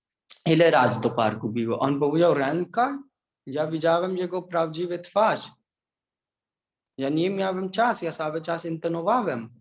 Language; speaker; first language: Polish; non-native, learner; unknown